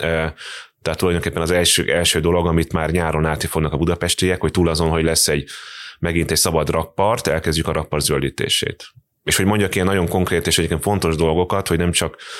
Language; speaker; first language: Hungarian; native; Hungarian